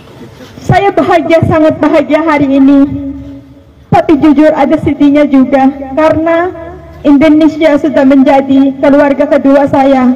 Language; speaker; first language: Indonesian; non-native, fluent; Filipino